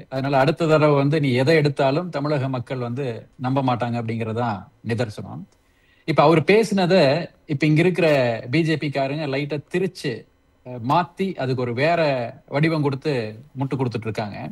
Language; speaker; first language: Tamil; native; Tamil